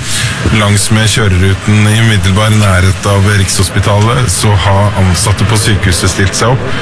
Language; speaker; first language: Norwegian; native; Norwegian